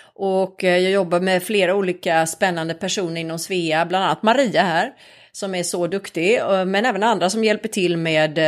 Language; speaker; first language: Swedish; native; Swedish